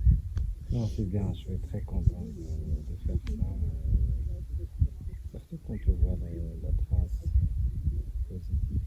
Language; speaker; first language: French; non-native, local second language; Arabic